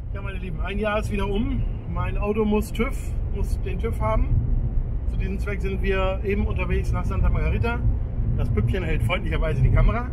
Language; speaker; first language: German; native; German